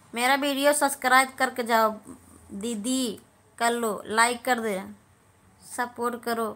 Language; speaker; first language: Hindi; native; Hindi